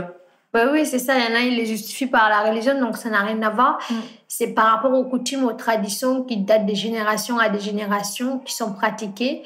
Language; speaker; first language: French; non-native, fluent; Fula